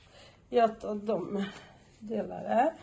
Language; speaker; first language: Swedish; non-native, fluent; Portuguese